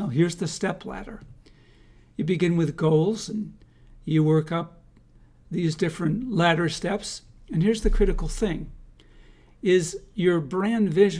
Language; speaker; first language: English; native; English